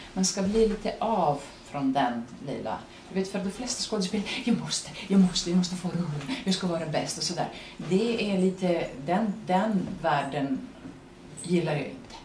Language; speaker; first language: Swedish; non-native, fluent; Serbian